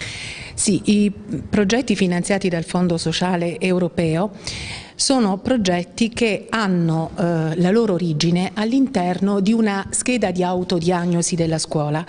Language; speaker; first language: Italian; native; Italian